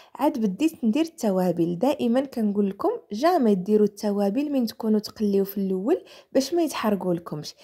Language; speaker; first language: Arabic; native; Arabic